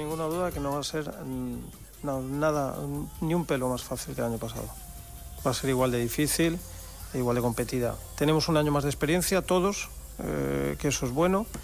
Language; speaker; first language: Spanish; native; Spanish